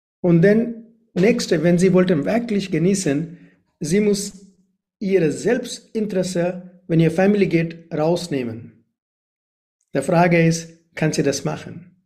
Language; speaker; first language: German; non-native, learner; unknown